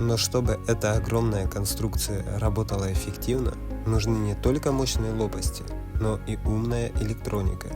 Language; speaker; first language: Russian; native; Russian